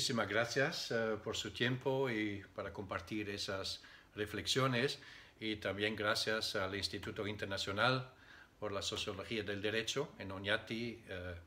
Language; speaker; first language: Spanish; non-native, fluent; Dutch